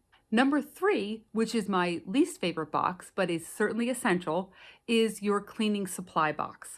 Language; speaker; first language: English; native; English